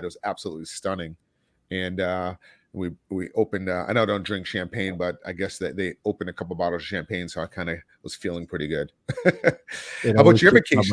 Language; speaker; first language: English; native; English